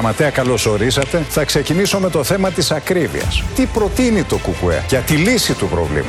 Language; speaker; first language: Greek; native; Greek